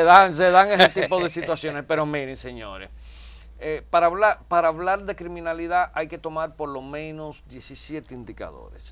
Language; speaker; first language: Spanish; native; Spanish